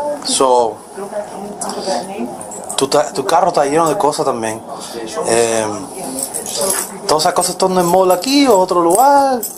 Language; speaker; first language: Spanish; early bilingual, heritage; Spanish